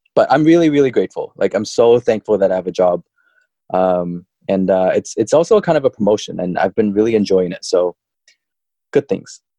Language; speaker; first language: English; early bilingual, other home language; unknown